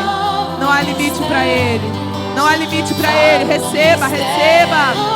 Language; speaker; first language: Portuguese; native; Portuguese